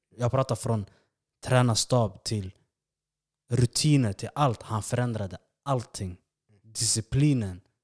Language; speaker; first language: Swedish; early bilingual, other home language; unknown